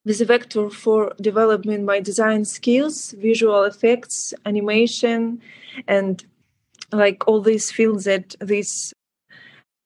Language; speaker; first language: English; non-native, learner; Ukrainian